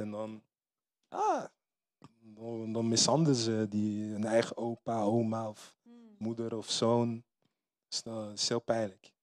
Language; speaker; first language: Dutch; early bilingual, other home language; Lingala